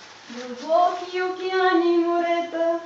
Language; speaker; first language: Bulgarian; native; Bulgarian